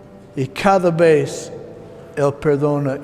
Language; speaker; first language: Spanish; non-native, learner; English